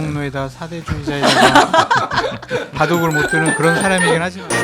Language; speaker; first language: Korean; native; Korean